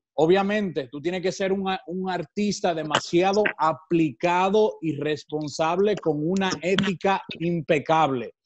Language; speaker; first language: Spanish; native; Spanish